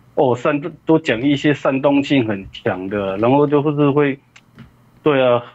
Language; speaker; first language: Chinese; native; Chinese